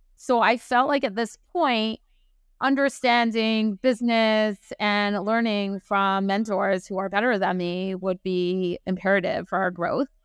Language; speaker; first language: English; native; English